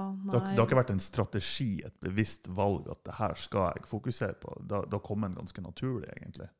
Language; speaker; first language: Norwegian; non-native, fluent; German